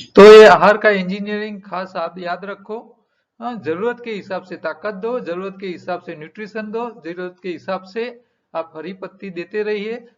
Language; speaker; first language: Hindi; non-native, local second language; Gujarati